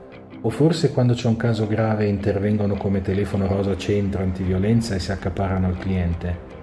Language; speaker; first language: Italian; native; Italian